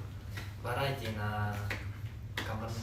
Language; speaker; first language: Japanese; native; Japanese